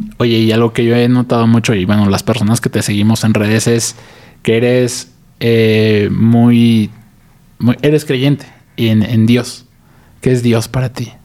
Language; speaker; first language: Spanish; native; Spanish